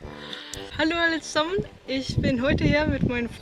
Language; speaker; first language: German; non-native, fluent; Swedish